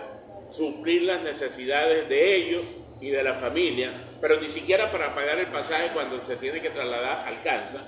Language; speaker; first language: Spanish; native; Spanish